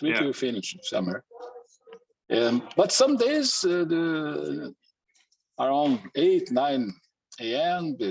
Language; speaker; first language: English; non-native, learner; Portuguese